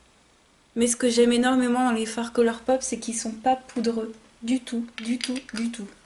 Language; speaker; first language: French; native; French